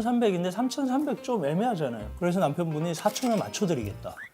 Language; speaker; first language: Korean; native; Korean